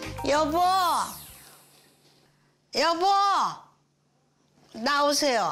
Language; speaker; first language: Korean; native; Korean